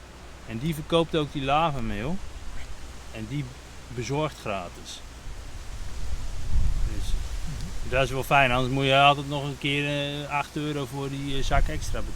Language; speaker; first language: Dutch; native; Dutch